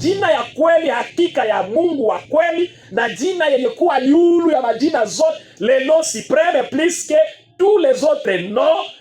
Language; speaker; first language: French; non-native, local second language; Swahili